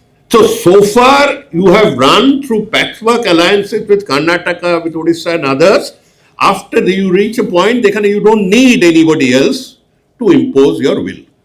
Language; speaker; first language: English; non-native, local second language; Bangla